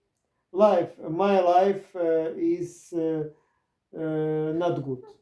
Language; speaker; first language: English; non-native, learner; Croatian